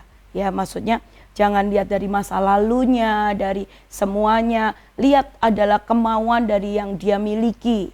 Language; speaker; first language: Indonesian; native; Indonesian